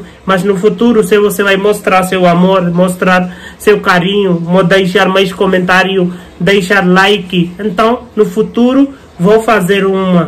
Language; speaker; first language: Portuguese; non-native, fluent; Hindi